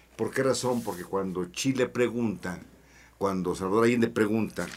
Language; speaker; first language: Spanish; native; Spanish